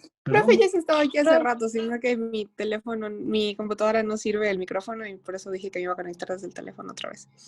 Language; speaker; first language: Spanish; native; Spanish